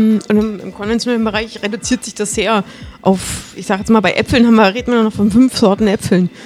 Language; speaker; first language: German; native; German